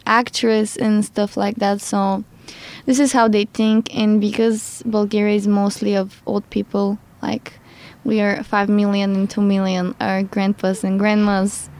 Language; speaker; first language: English; non-native, fluent; Bulgarian